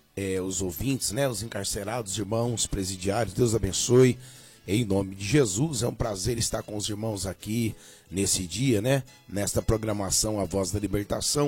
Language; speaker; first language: Portuguese; native; Portuguese